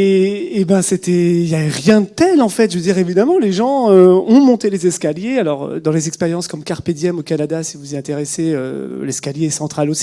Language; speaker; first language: French; native; French